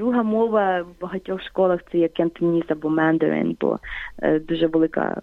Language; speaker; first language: Ukrainian; native; Ukrainian